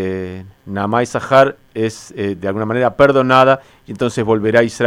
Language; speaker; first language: Spanish; native; Spanish